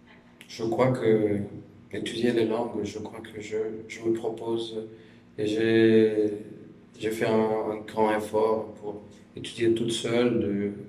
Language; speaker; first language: French; non-native, fluent; Spanish